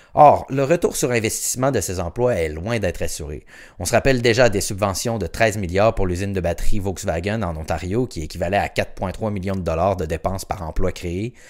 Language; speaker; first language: French; native; French